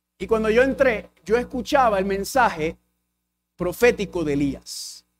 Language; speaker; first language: Spanish; early bilingual, heritage; English